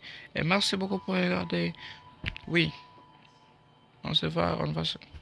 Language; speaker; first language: French; non-native, learner; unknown